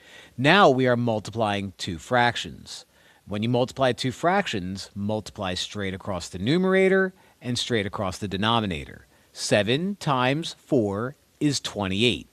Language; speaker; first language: English; native; English